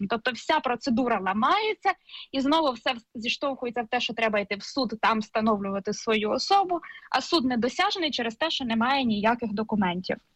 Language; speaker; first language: Ukrainian; native; Ukrainian